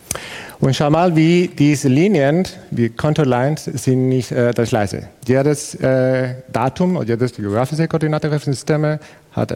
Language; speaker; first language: German; non-native, fluent; Spanish